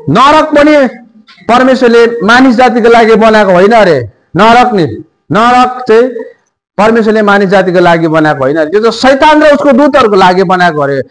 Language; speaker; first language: Nepali; native; Nepali